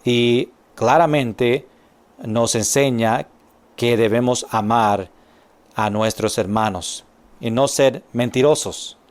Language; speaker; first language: Spanish; non-native, fluent; English